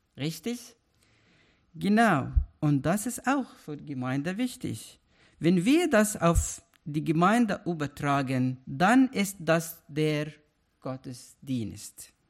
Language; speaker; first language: German; non-native, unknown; Arabic